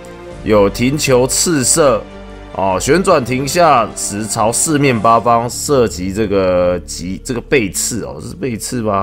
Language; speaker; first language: Chinese; native; Chinese